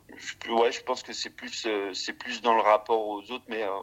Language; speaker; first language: French; native; French